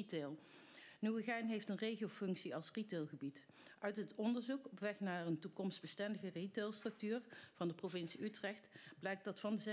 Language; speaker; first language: Dutch; native; Dutch